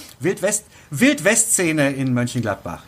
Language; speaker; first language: German; native; German